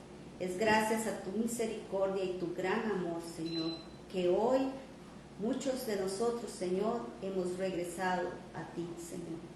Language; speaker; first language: Spanish; native; Spanish